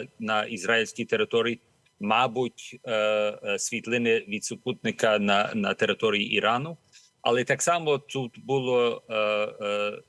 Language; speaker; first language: Ukrainian; early bilingual, heritage; Ukrainian